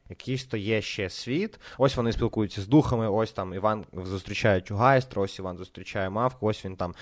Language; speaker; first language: Ukrainian; non-native, local second language; Russian